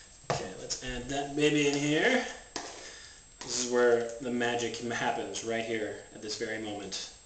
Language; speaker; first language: English; native; English